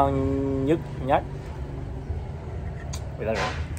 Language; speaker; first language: Vietnamese; non-native, learner; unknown